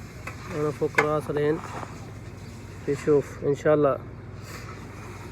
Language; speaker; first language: Arabic; non-native, learner; Urdu